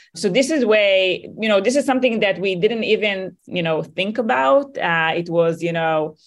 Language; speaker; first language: English; non-native, fluent; Hebrew